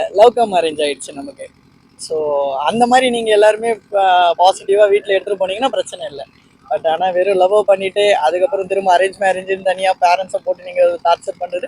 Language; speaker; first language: Tamil; native; Tamil